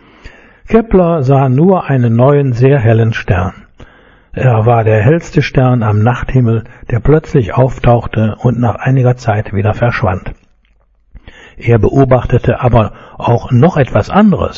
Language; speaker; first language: German; native; German